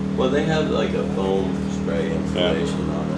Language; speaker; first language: English; native; English